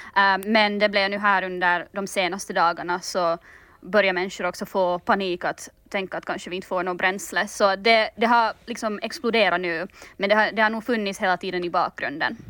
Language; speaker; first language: Swedish; native; Swedish